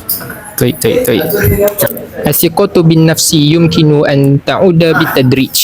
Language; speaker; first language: Arabic; non-native, learner; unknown